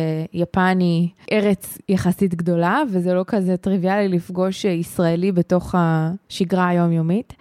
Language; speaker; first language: Hebrew; native; Hebrew